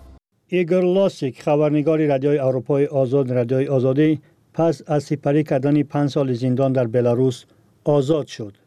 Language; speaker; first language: Persian; native; Persian